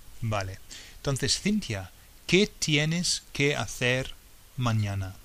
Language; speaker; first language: Spanish; non-native, fluent; English